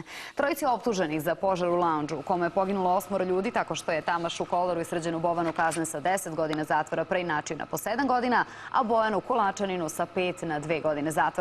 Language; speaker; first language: Serbian; native; Serbian